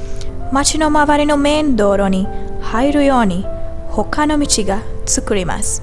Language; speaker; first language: Japanese; non-native, learner; Sinhala